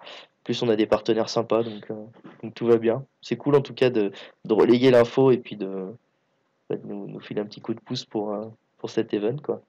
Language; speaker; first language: French; native; French